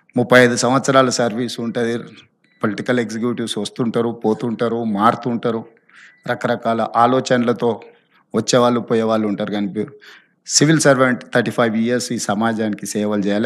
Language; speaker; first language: Telugu; native; Telugu